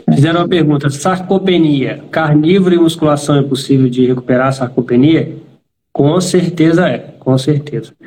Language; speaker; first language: Portuguese; native; Portuguese